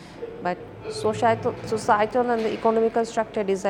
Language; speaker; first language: English; non-native, local second language; Bangla